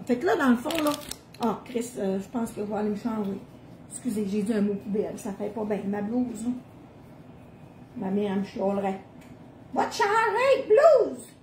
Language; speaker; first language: French; native; French